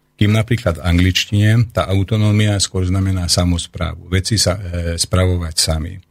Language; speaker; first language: Slovak; non-native, local second language; Hungarian